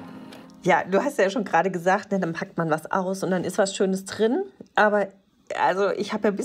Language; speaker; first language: German; native; German